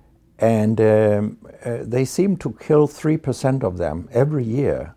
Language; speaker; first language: English; non-native, fluent; Danish